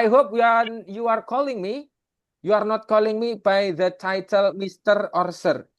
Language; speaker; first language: English; non-native, fluent; Indonesian